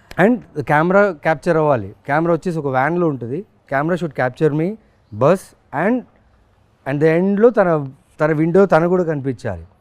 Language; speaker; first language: Telugu; native; Telugu